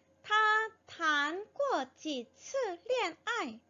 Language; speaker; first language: Chinese; non-native, fluent; Korean